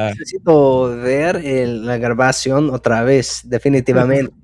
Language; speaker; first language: Spanish; non-native, fluent; English